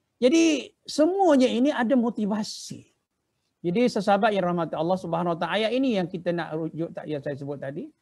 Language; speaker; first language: Malay; native; Malay